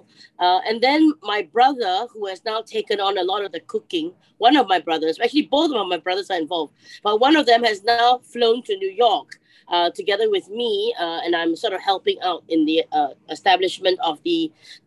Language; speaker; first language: English; native; English